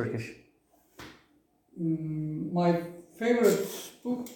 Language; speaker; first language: English; non-native, learner; Turkish